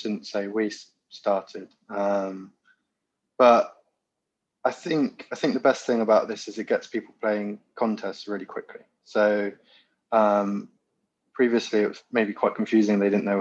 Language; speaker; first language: English; native; English